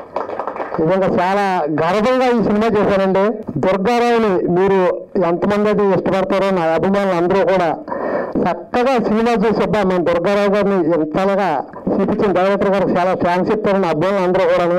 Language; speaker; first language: Telugu; native; Telugu